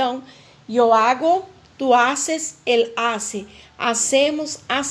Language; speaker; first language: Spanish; non-native, fluent; Portuguese